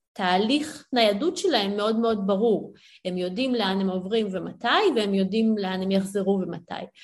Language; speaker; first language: Hebrew; early bilingual, other home language; Ukrainian